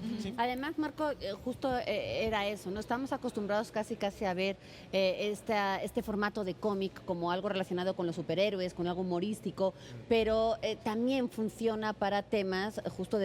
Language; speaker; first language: Spanish; native; Spanish